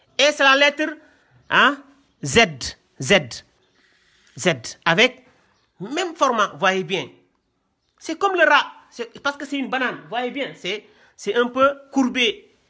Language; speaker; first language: French; non-native, local second language; Wolof